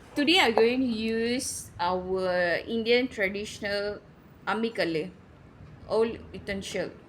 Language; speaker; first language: English; non-native, local second language; Tamil